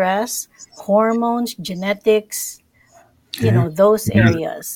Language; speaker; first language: English; non-native, local second language; Filipino